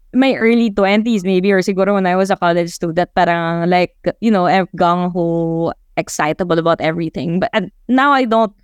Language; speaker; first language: English; non-native, local second language; Chavacano